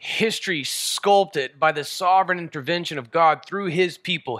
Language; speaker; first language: English; native; English